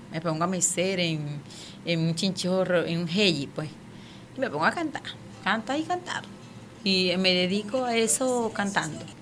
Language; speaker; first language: Spanish; non-native, local second language; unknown